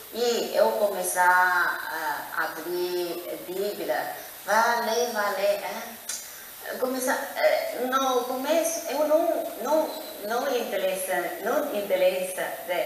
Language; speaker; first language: Portuguese; non-native, learner; Chinese